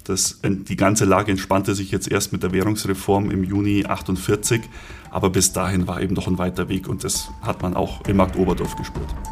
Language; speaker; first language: German; native; German